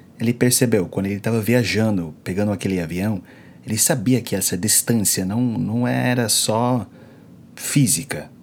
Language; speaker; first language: Portuguese; non-native, fluent; English